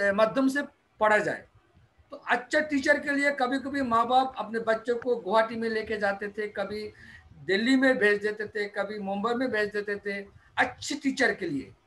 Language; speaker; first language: Hindi; non-native, local second language; Bangla